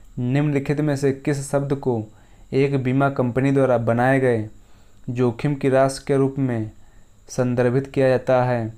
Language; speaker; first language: Hindi; native; Hindi